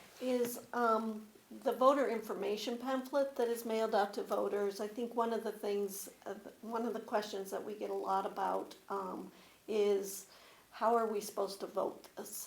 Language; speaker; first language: English; native; English